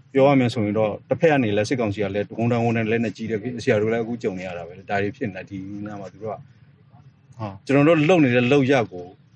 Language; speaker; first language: Burmese; non-native, local second language; S'gaw Karen